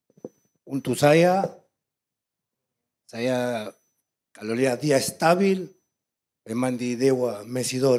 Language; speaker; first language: Indonesian; non-native, fluent; Spanish